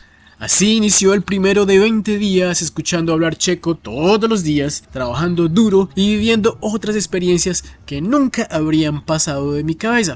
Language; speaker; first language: Spanish; native; Spanish